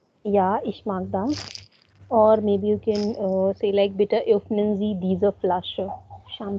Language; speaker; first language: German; non-native, fluent; Hindi